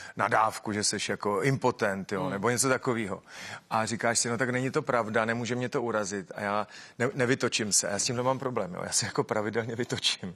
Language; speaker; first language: Czech; native; Czech